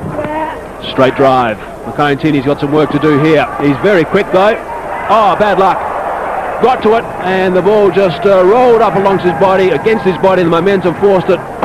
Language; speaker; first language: English; native; English